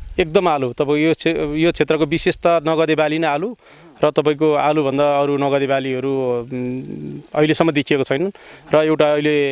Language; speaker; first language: Nepali; non-native, local second language; Sherpa